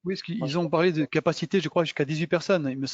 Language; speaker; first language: French; native; French